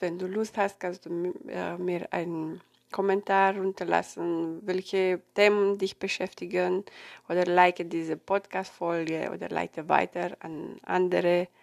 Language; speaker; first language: German; non-native, fluent; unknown